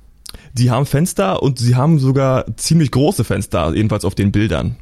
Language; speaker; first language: German; native; German